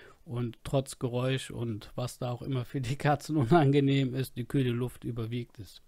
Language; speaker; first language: German; native; German